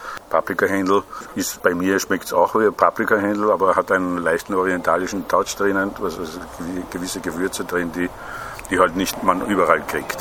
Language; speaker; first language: German; non-native, fluent; Persian